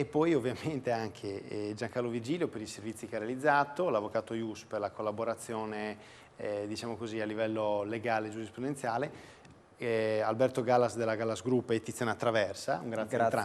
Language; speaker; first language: Italian; native; Italian